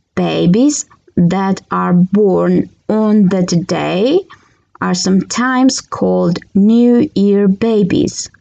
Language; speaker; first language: English; non-native, fluent; Georgian